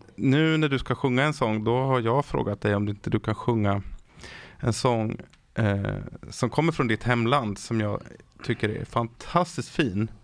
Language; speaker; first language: Swedish; native; Swedish